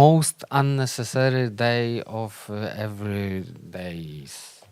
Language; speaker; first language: English; non-native, learner; Polish